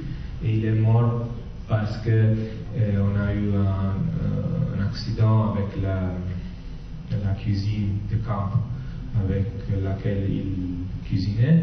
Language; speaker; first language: French; non-native, fluent; Italian